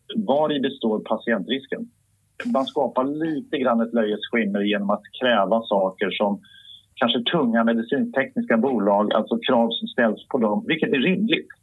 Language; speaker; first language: Swedish; native; Swedish